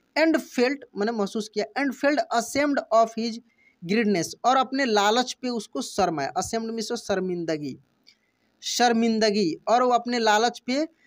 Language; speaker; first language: Hindi; native; Hindi